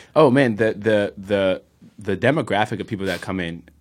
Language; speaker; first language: English; native; English